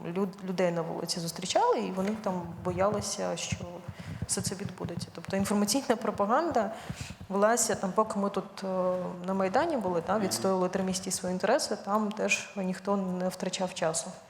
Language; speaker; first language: Ukrainian; non-native, local second language; Crimean Tatar